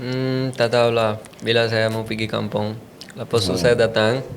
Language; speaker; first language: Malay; non-native, learner; Punjabi